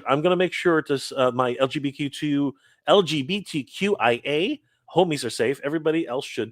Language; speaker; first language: English; native; English